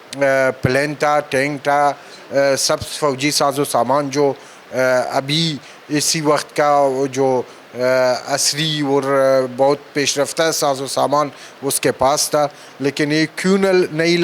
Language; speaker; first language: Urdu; non-native, fluent; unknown